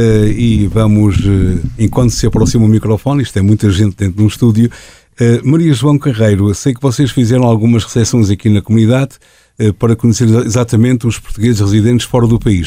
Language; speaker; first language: Portuguese; native; Portuguese